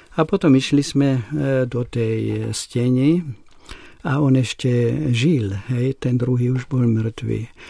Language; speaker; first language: Slovak; non-native, local second language; Hungarian